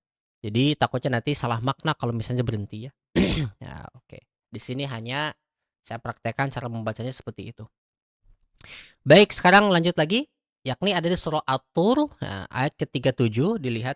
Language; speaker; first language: Indonesian; native; Indonesian